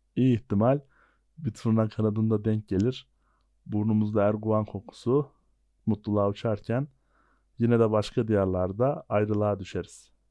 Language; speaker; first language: Turkish; native; Turkish